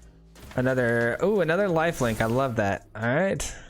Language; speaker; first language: English; native; English